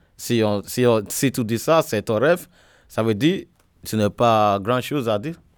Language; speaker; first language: French; non-native, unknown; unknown